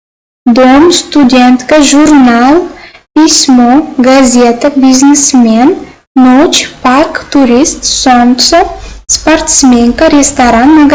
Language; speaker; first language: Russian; non-native, local second language; Uzbek